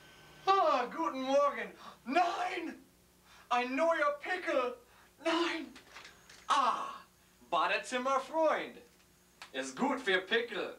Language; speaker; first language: German; non-native, learner; English